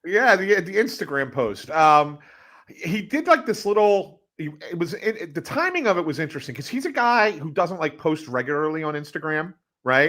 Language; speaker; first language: English; native; English